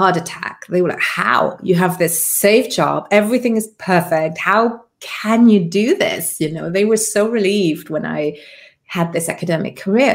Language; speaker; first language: English; non-native, fluent; Luxembourgish